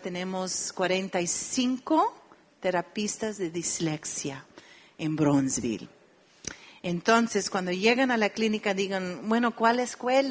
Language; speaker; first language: Spanish; early bilingual, heritage; Spanish